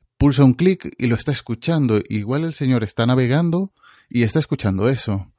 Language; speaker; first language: Spanish; native; Spanish